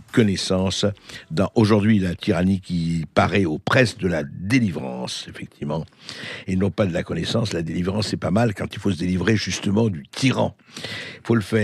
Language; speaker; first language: French; native; French